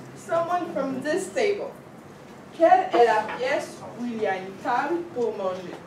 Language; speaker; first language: French; non-native, fluent; English